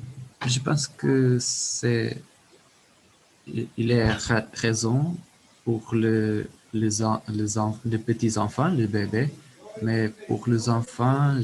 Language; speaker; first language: French; non-native, learner; Portuguese